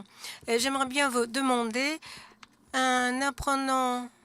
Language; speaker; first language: French; non-native, fluent; Japanese